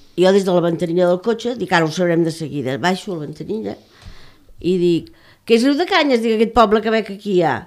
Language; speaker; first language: Catalan; native; Catalan